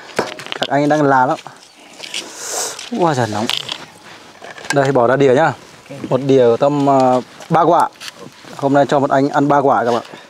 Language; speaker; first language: Vietnamese; native; Vietnamese